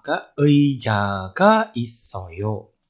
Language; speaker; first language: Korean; non-native, fluent; Indonesian